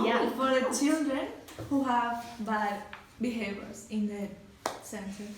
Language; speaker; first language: English; non-native, learner; Spanish